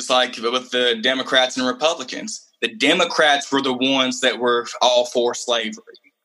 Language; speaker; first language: English; native; English